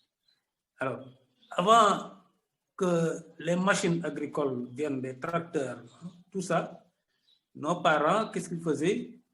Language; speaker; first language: French; non-native, local second language; Wolof